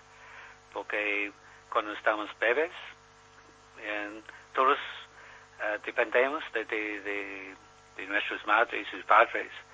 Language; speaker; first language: Spanish; non-native, learner; English